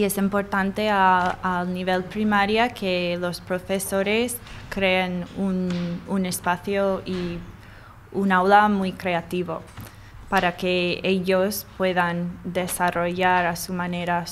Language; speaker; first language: Spanish; non-native, fluent; English